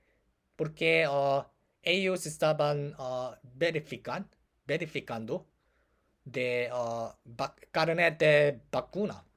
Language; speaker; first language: Spanish; non-native, learner; Korean